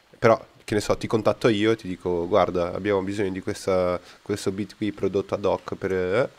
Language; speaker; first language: Italian; non-native, fluent; Portuguese